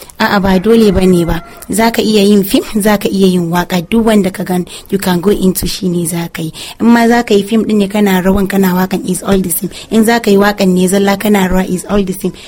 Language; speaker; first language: Hausa; non-native, local second language; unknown